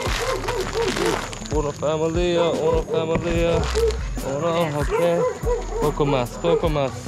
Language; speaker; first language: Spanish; non-native, learner; English